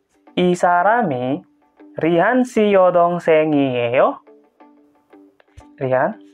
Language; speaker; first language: Korean; non-native, fluent; Indonesian